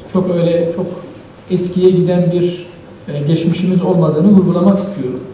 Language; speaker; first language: Turkish; native; Turkish